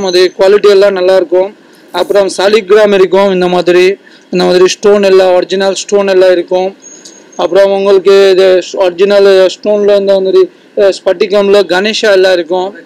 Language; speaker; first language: Tamil; non-native, fluent; Bangla